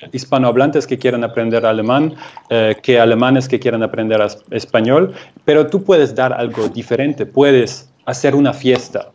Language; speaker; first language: Spanish; non-native, fluent; German